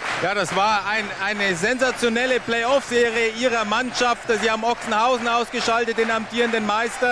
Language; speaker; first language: German; native; German